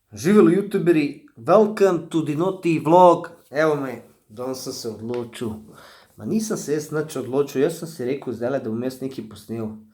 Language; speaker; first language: Slovenian; early bilingual, other home language; Bosnian